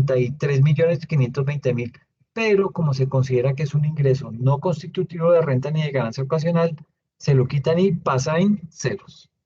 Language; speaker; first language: Spanish; native; Spanish